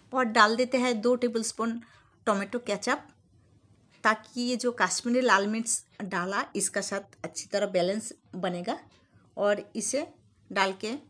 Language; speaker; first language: Hindi; non-native, local second language; Bangla